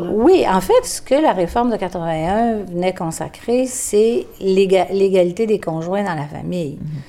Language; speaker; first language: French; native; French